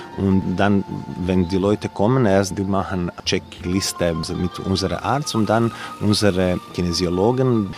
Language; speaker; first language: German; non-native, learner; Croatian